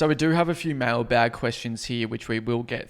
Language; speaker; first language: English; native; English